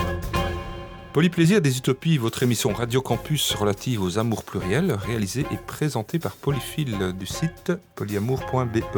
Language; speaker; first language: French; native; French